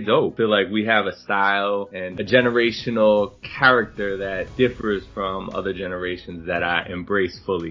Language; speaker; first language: English; native; English